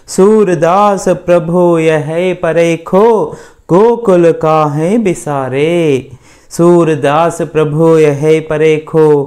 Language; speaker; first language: Hindi; non-native, local second language; Kannada